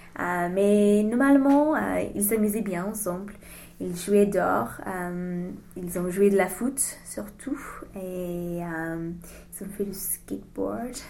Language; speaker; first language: French; non-native, learner; English